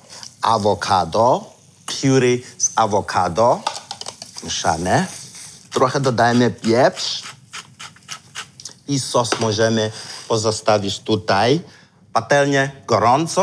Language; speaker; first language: Polish; non-native, learner; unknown